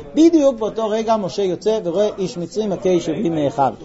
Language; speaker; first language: Hebrew; non-native, fluent; English